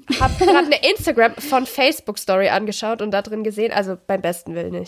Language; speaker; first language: German; native; German